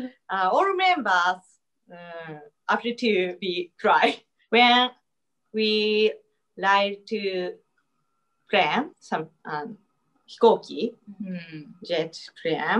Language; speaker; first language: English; non-native, learner; Japanese